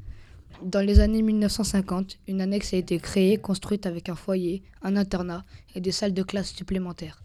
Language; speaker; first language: French; native; French